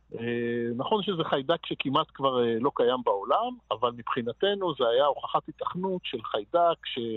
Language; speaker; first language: Hebrew; native; Hebrew